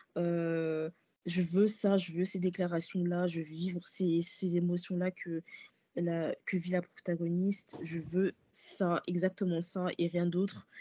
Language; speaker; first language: French; early bilingual, other home language; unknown